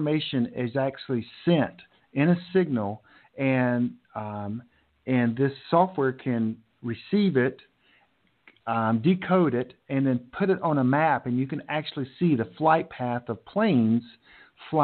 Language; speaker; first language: English; native; English